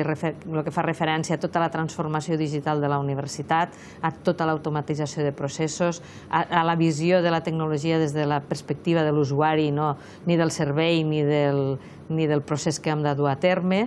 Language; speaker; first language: Catalan; native; Catalan